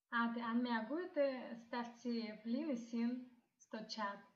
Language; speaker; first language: Greek; non-native, learner; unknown